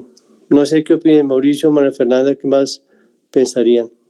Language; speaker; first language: Spanish; native; Spanish